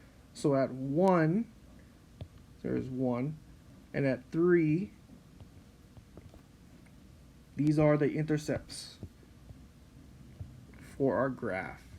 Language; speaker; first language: English; native; English